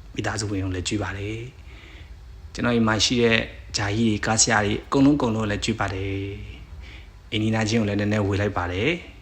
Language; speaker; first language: Burmese; non-native, local second language; Pa'o Karen